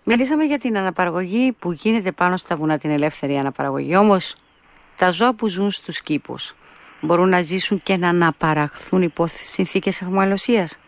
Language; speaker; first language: Greek; native; Greek